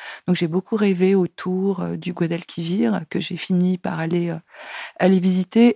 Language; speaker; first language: French; native; French